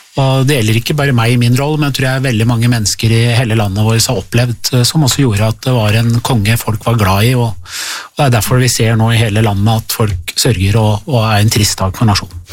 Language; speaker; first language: Norwegian; early bilingual, other home language; Persian